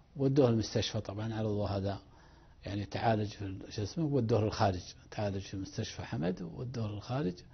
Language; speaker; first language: Arabic; native; Arabic